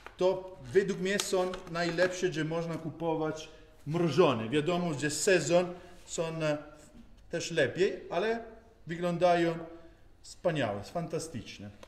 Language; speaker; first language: Polish; non-native, learner; Italian